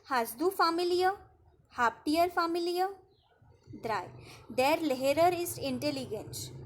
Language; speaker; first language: German; non-native, fluent; Marathi